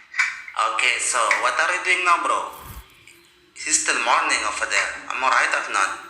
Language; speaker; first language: English; non-native, learner; Indonesian